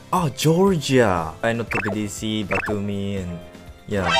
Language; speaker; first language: English; non-native, fluent; Japanese